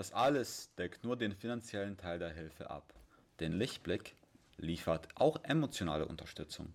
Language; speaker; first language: German; native; German